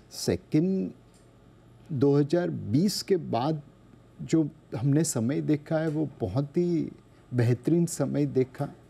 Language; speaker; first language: Hindi; non-native, local second language; Gujarati